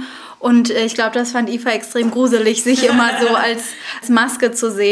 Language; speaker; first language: German; native; German